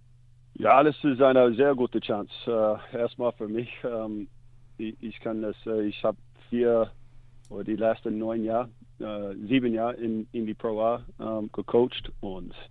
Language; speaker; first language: German; non-native, learner; English